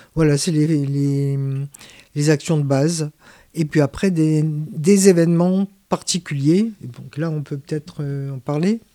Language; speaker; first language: French; native; French